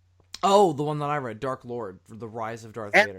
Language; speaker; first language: English; native; English